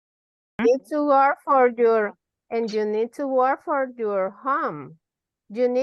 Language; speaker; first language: English; non-native, learner; Spanish